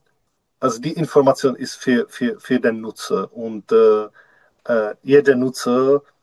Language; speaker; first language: German; non-native, learner; Czech